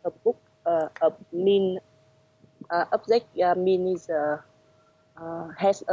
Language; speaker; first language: English; non-native, learner; Vietnamese